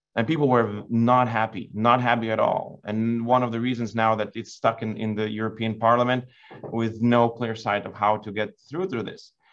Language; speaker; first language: English; non-native, fluent; Lithuanian